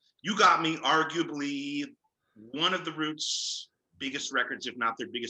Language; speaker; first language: English; native; English